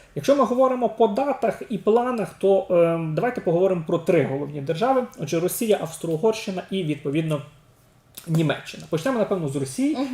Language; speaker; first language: Ukrainian; native; Ukrainian